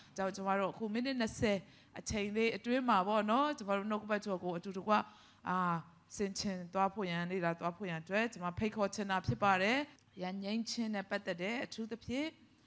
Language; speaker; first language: Burmese; non-native, local second language; Tedim Chin